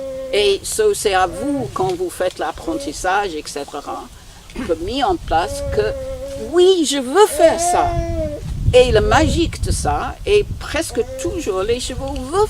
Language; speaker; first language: French; non-native, learner; English